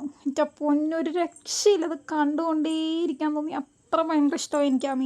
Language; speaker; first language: Malayalam; native; Malayalam